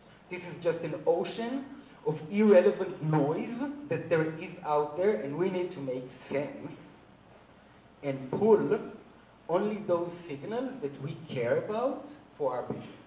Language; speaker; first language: English; non-native, fluent; Hebrew